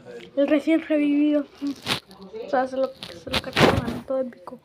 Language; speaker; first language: Spanish; native; Spanish